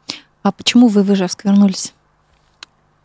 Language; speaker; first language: Russian; native; Russian